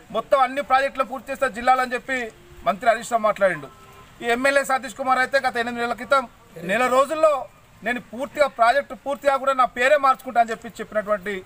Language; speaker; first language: Telugu; native; Telugu